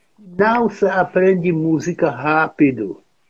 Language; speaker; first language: Portuguese; non-native, fluent; Czech